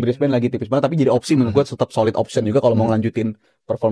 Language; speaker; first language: Indonesian; native; Indonesian